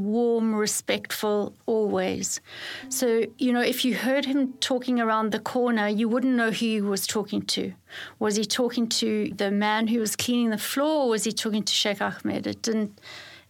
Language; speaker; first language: English; native; English